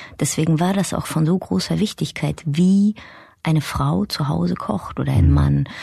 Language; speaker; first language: German; early bilingual, other home language; Russian